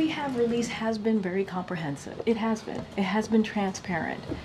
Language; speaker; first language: English; native; English